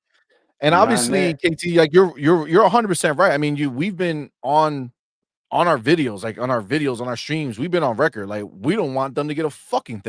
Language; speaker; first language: English; native; English